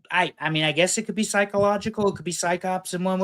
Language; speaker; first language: English; native; English